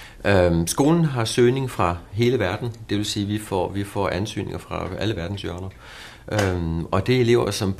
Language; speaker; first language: Danish; native; Danish